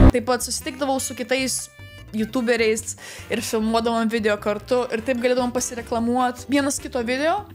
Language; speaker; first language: Lithuanian; non-native, local second language; Polish